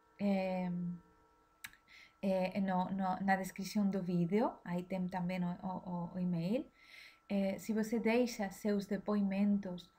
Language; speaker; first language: Portuguese; non-native, learner; Spanish